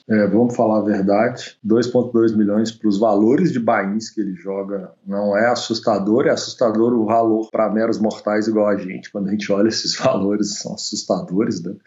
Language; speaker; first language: Portuguese; native; Portuguese